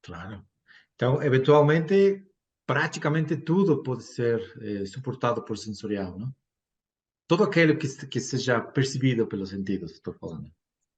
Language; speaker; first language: Portuguese; non-native, fluent; Spanish